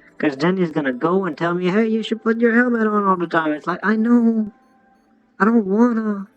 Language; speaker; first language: English; native; English